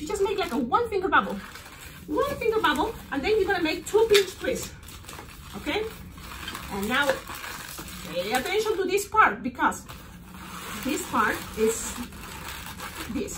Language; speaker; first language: English; non-native, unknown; Spanish